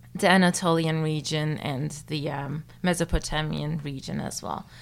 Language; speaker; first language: English; non-native, fluent; Turkish